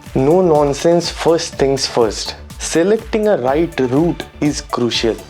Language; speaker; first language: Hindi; non-native, local second language; Marathi